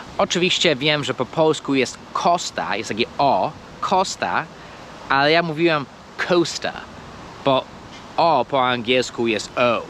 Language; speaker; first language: Polish; non-native, fluent; English